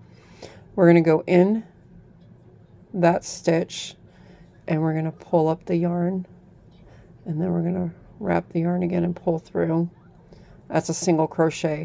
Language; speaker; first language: English; native; English